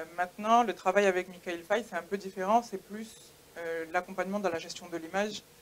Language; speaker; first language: French; native; French